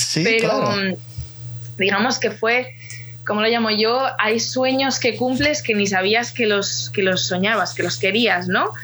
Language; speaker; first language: Spanish; early bilingual, other home language; Ukrainian